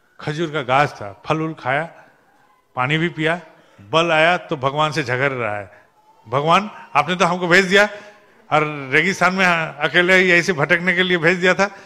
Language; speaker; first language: Hindi; non-native, local second language; Bangla